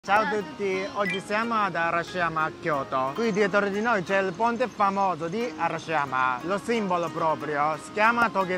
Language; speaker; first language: Italian; non-native, learner; Japanese